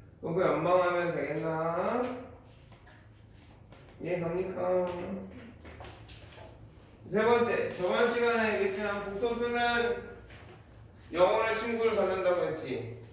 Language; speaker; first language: Korean; native; Korean